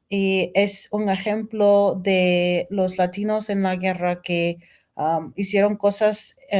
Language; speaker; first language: Spanish; non-native, fluent; English